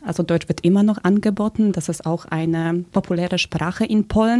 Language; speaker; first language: German; early bilingual, other home language; Polish